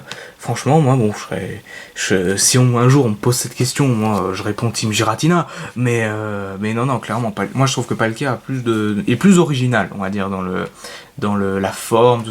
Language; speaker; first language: French; native; French